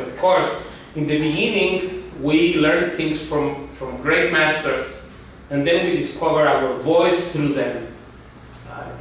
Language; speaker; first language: English; non-native, fluent; Spanish